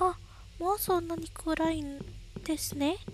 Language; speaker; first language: Japanese; non-native, learner; English